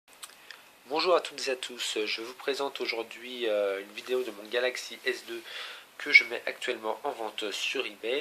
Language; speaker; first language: French; native; French